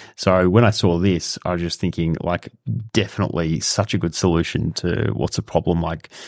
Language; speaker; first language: English; native; English